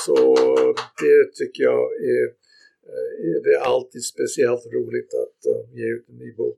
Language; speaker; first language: Swedish; non-native, fluent; English